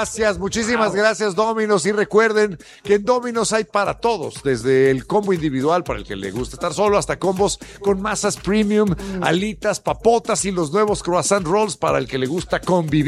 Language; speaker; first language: Spanish; native; Spanish